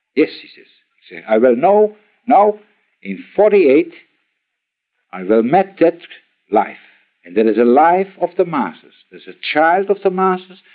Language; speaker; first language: English; non-native, learner; Dutch